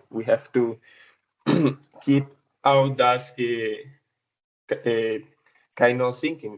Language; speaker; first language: English; non-native, learner; Spanish